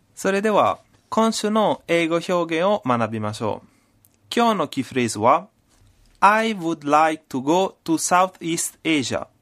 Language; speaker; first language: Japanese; non-native, fluent; Italian